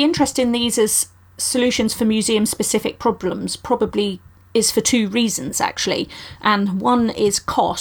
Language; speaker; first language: English; native; English